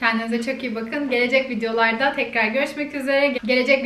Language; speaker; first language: Turkish; native; Turkish